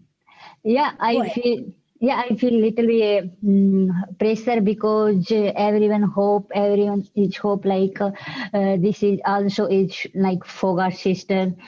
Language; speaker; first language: English; non-native, learner; Hindi